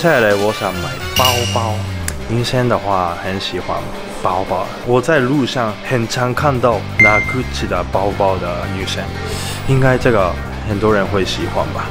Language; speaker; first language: Chinese; non-native, learner; Japanese